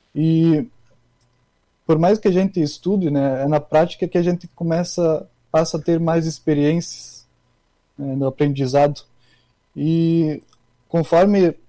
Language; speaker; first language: Portuguese; native; Portuguese